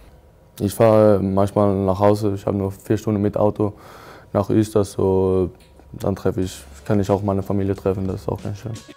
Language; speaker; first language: German; non-native, learner; Swedish